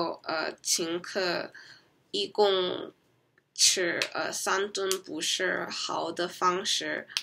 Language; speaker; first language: Chinese; non-native, learner; Korean